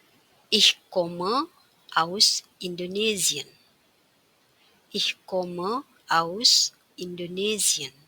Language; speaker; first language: German; non-native, fluent; Indonesian